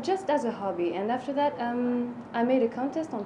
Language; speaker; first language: English; non-native, fluent; French